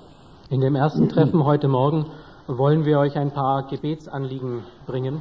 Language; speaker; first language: German; native; German